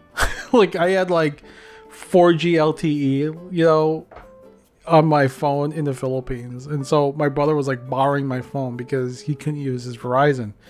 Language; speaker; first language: English; native; English